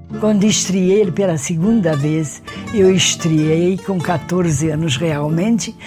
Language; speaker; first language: Portuguese; early bilingual, other home language; Hungarian